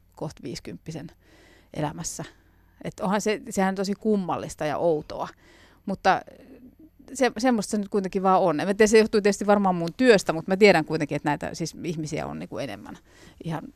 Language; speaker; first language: Finnish; native; Finnish